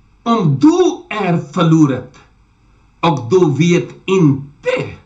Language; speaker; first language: Swedish; non-native, learner; Urdu